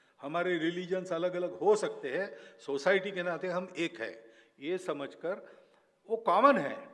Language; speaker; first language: Hindi; non-native, local second language; Marathi